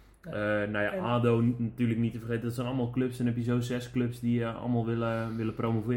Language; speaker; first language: Dutch; native; Dutch